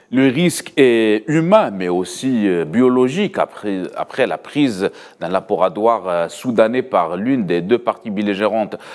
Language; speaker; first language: French; non-native, local second language; Arabic